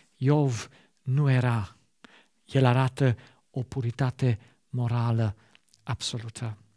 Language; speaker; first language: Romanian; non-native, fluent; German